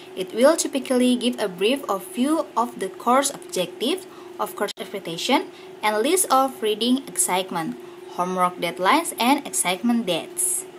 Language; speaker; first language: English; non-native, fluent; Indonesian